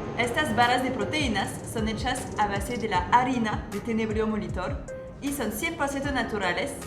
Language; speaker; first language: Spanish; non-native, fluent; French